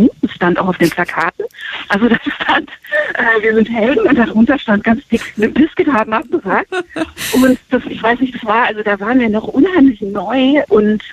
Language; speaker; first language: German; native; German